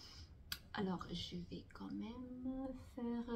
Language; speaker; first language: French; non-native, fluent; Portuguese